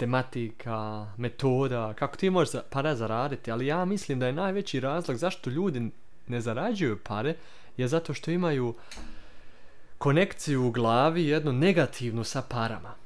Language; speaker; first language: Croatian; early bilingual, heritage; Croatian